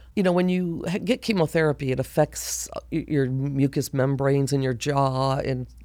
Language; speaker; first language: English; native; English